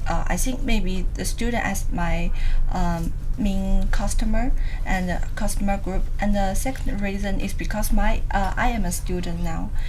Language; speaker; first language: English; non-native, learner; Chinese